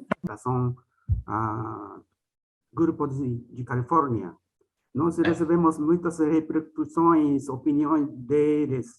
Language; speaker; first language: Portuguese; non-native, fluent; Japanese